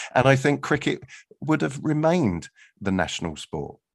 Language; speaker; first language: English; native; English